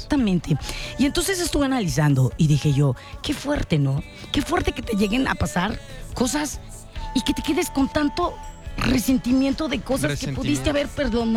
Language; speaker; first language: Spanish; native; Spanish